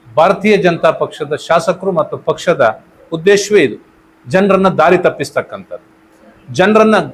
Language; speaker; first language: Kannada; native; Kannada